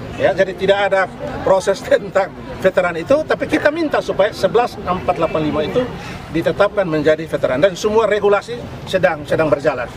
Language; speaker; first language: Indonesian; non-native, local second language; Tetum